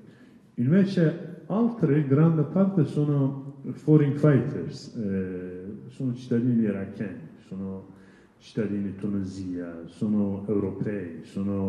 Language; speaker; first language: Italian; non-native, learner; Kurdish